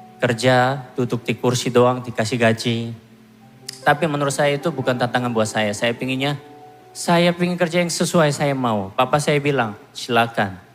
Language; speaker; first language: Indonesian; non-native, fluent; Korean